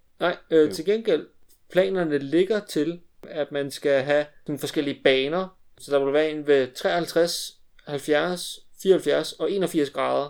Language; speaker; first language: Danish; native; Danish